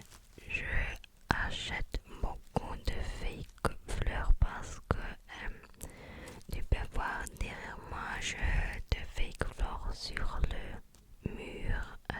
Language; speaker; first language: French; non-native, learner; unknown